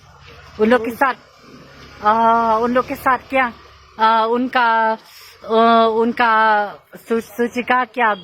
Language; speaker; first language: Hindi; non-native, local second language; Khasi